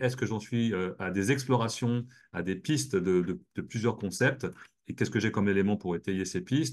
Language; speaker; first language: French; native; French